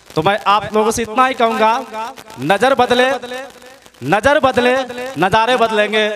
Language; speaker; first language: Hindi; native; Hindi